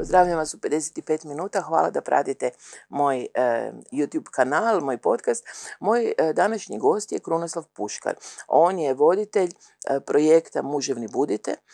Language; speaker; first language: Croatian; native; Croatian